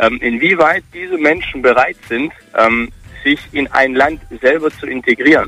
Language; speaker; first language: German; early bilingual, other home language; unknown